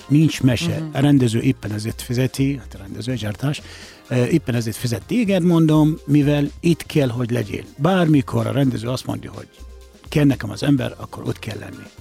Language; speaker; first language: Hungarian; non-native, fluent; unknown